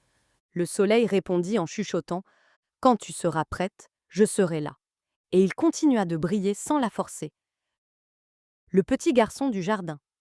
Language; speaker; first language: French; native; French